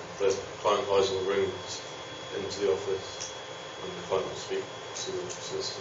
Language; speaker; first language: English; native; English